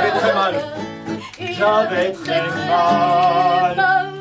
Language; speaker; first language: French; native; French